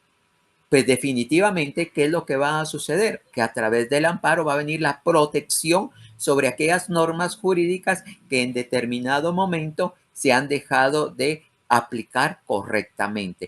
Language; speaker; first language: Spanish; native; Spanish